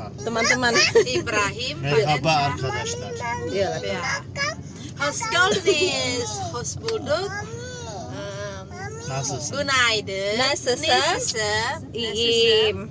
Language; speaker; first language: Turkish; non-native, learner; Indonesian